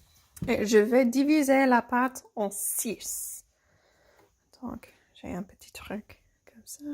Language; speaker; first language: French; non-native, fluent; English